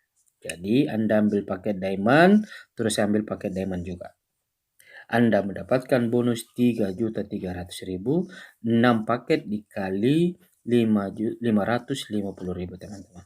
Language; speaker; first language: Indonesian; native; Indonesian